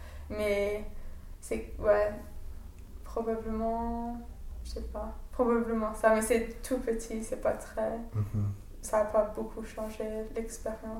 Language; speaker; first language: French; non-native, fluent; English